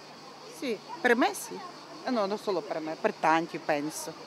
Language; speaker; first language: Italian; non-native, learner; Ukrainian